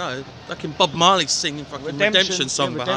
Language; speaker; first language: English; native; English